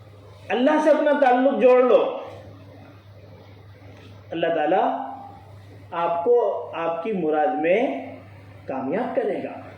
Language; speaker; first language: Urdu; native; Urdu